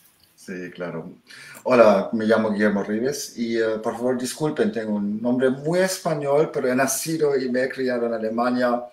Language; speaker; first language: Spanish; early bilingual, heritage; Spanish